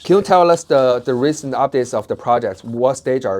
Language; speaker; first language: English; non-native, fluent; Chinese